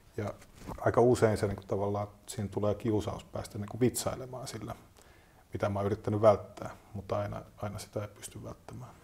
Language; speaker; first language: Finnish; native; Finnish